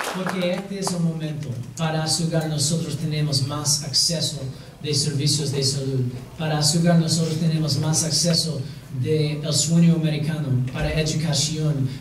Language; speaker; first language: Spanish; early bilingual, other home language; English